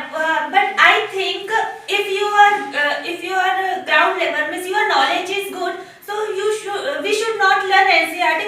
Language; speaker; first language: English; non-native, learner; Hindi